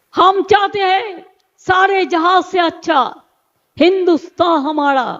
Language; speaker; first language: Hindi; non-native, local second language; Bangla